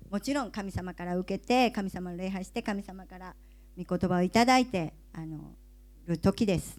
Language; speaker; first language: Japanese; native; Japanese